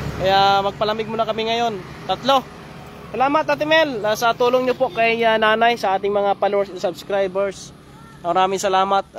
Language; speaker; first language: Filipino; non-native, local second language; Cebuano